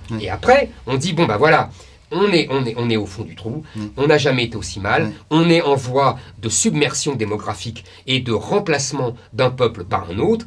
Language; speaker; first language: French; native; French